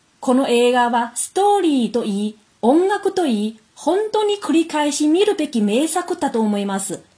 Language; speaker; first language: Japanese; non-native, fluent; Chinese